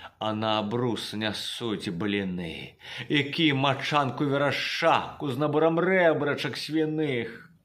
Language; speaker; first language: Belarusian; native; Belarusian